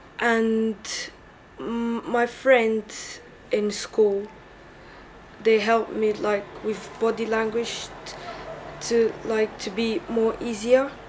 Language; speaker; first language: English; early bilingual, other home language; Portuguese